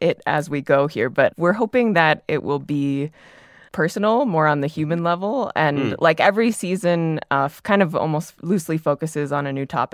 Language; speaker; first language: English; native; English